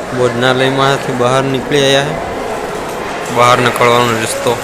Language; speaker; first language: Gujarati; non-native, local second language; Bhili